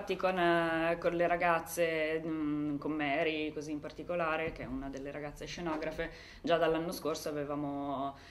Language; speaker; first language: Italian; native; Italian